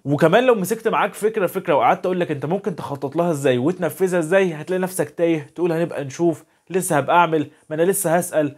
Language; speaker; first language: Arabic; native; Arabic